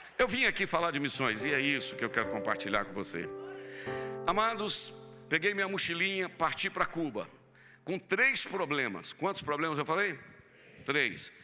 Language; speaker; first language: Portuguese; native; Portuguese